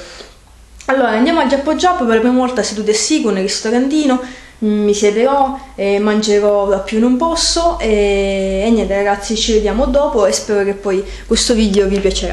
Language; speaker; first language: Italian; native; Italian